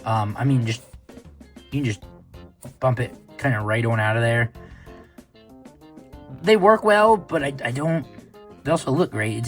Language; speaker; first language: English; native; English